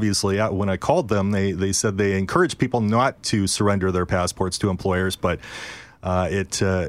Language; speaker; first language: English; native; English